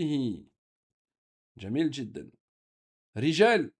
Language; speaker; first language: Arabic; non-native, fluent; French